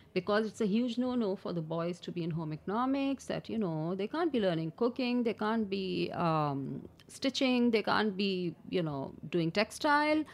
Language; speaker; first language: English; non-native, local second language; Urdu